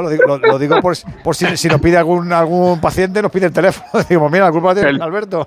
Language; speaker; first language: Spanish; native; Spanish